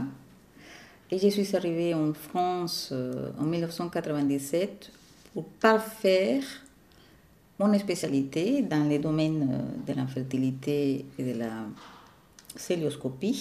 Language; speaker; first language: French; non-native, fluent; Spanish